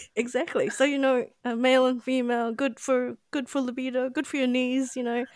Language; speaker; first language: English; non-native, local second language; Filipino